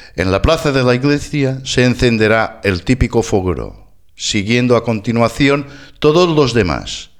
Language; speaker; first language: Spanish; non-native, local second language; Catalan